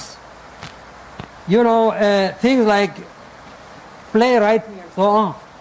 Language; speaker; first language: English; non-native, local second language; Xhosa